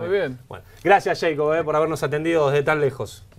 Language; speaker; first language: Spanish; native; Spanish